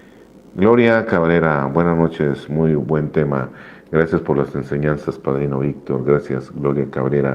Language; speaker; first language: Spanish; native; Spanish